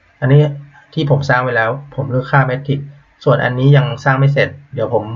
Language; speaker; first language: Thai; native; Thai